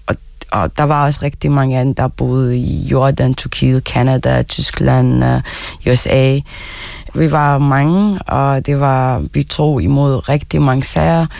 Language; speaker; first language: Danish; non-native, fluent; Arabic